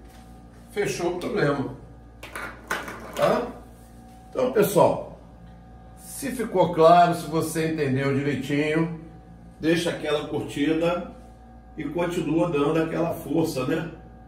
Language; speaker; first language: Portuguese; native; Portuguese